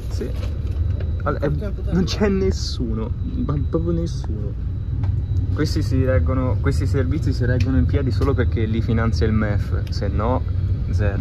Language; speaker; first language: Italian; native; Italian